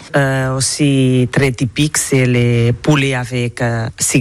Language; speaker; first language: French; non-native, learner; Catalan